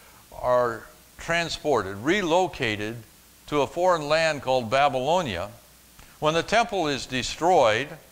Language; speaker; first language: English; native; English